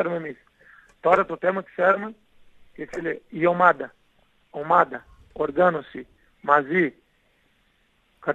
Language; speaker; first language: Greek; non-native, learner; Portuguese